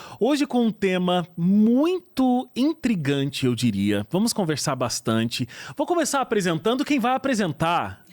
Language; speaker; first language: Portuguese; native; Portuguese